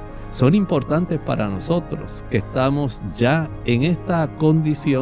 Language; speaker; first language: Spanish; native; Spanish